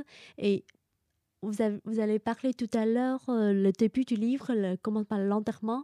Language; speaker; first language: French; non-native, fluent; Chinese